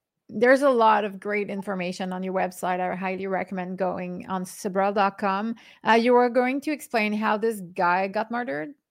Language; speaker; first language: English; non-native, fluent; French